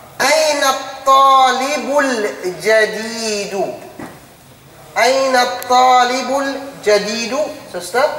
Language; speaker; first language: Arabic; non-native, fluent; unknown